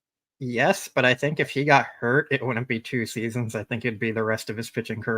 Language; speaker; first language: English; native; English